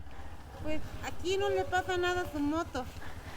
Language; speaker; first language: Spanish; native; Spanish